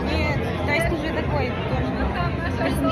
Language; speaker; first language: Russian; non-native, learner; Mongolian